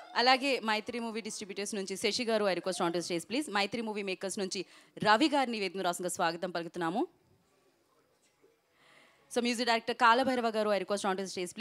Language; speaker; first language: Telugu; native; Telugu